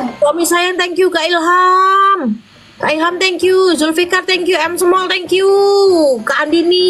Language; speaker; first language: Indonesian; native; Indonesian